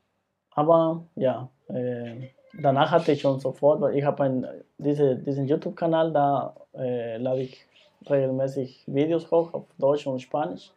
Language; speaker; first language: German; non-native, fluent; Spanish